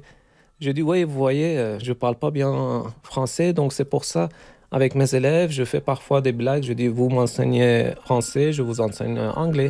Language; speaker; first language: French; non-native, fluent; Turkish